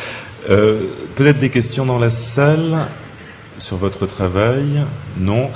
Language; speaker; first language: French; native; French